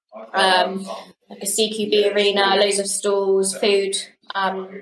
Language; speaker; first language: English; native; English